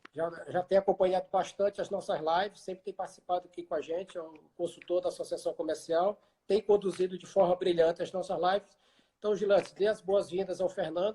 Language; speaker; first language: Portuguese; native; Portuguese